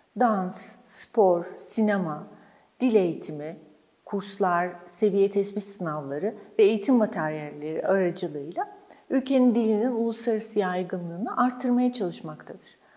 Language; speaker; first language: Turkish; native; Turkish